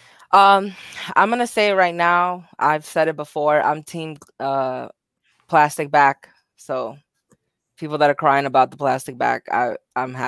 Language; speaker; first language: English; native; English